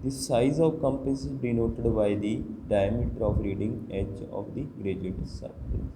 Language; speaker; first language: English; non-native, local second language; Punjabi